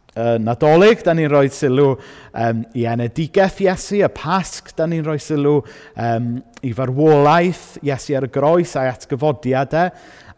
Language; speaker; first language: Welsh; native; Welsh